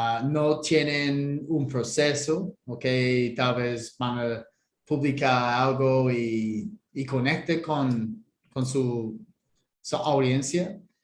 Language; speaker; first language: Spanish; non-native, fluent; English